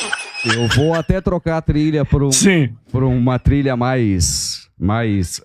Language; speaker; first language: Portuguese; native; Portuguese